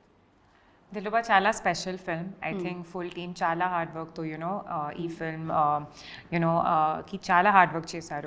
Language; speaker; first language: Telugu; non-native, learner; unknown